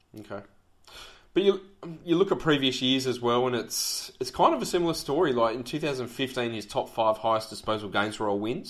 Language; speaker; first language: English; native; English